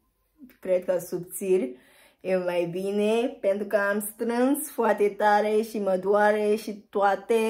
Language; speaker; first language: Romanian; non-native, fluent; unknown